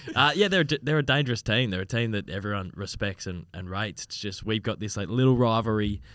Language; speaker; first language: English; native; English